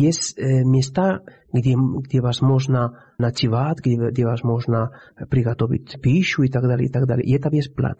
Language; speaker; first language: Russian; non-native, fluent; Spanish